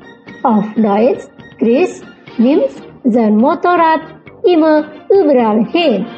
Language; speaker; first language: German; non-native, fluent; Indonesian